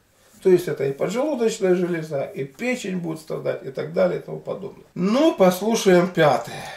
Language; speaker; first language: Russian; native; Russian